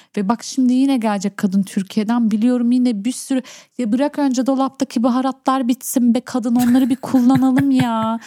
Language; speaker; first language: Turkish; early bilingual, heritage; Turkish